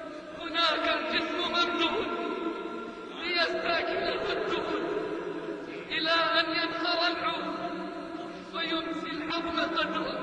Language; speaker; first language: Arabic; native; Arabic